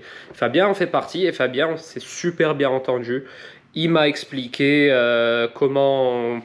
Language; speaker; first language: French; native; French